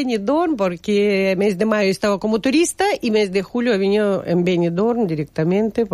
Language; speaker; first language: Spanish; non-native, learner; Russian